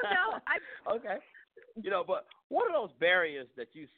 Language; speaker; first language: English; native; English